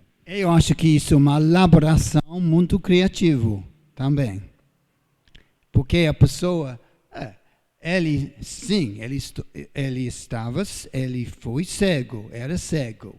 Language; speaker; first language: Portuguese; non-native, fluent; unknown